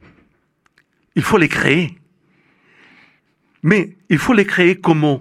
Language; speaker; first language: French; non-native, fluent; Spanish